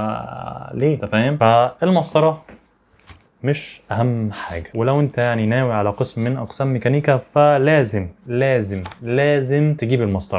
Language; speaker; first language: Arabic; native; Arabic